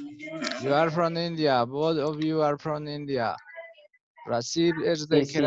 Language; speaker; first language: English; non-native, learner; Spanish